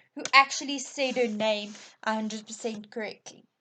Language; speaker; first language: English; non-native, local second language; Afrikaans